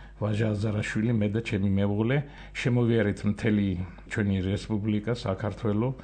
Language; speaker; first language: Georgian; native; Georgian